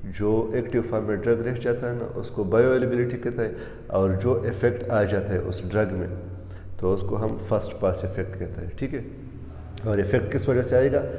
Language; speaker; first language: Urdu; non-native, local second language; Pashto